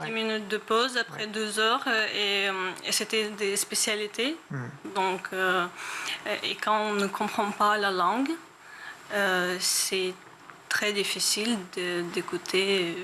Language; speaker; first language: French; non-native, learner; Ukrainian